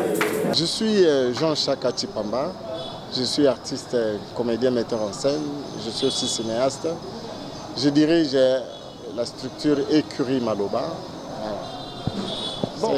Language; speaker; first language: French; non-native, local second language; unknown